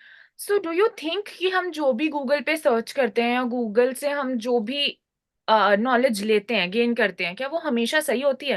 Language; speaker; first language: Hindi; native; Hindi